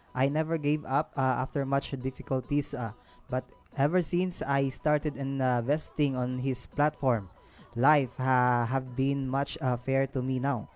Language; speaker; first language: English; non-native, local second language; Filipino